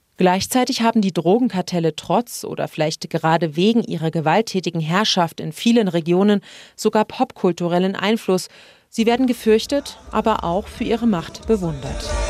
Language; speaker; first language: German; native; German